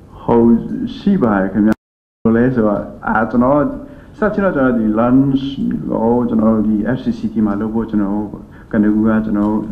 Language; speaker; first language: Burmese; non-native, local second language; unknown